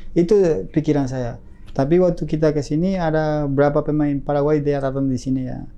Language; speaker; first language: Indonesian; non-native, fluent; Spanish